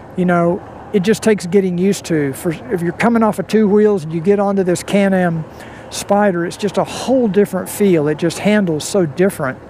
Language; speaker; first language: English; native; English